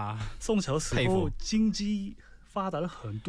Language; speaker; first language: Chinese; non-native, fluent; Korean